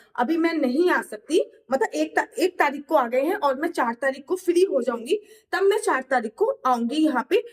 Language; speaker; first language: Hindi; native; Hindi